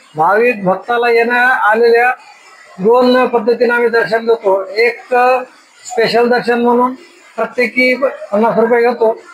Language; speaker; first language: Marathi; native; Marathi